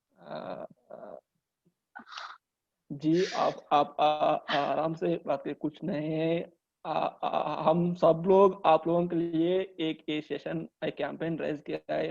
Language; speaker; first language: Hindi; non-native, local second language; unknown